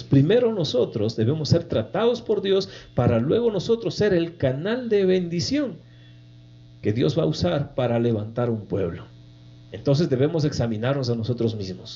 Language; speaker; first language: Spanish; native; Spanish